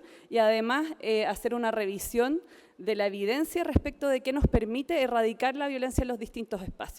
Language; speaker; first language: Spanish; native; Spanish